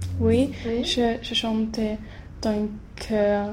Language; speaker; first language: French; non-native, learner; Swedish